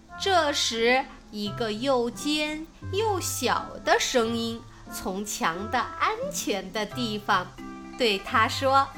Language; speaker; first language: Chinese; native; Chinese